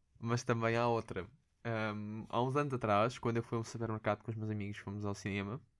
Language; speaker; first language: Portuguese; early bilingual, other home language; Russian